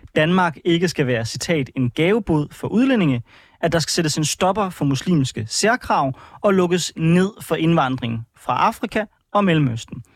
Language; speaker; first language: Danish; native; Danish